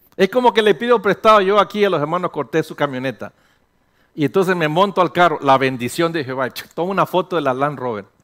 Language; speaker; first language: Spanish; early bilingual, heritage; Spanish